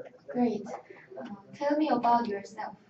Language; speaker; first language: English; non-native, learner; Korean